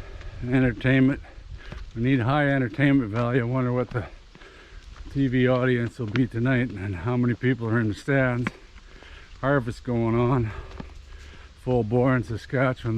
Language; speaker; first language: English; native; English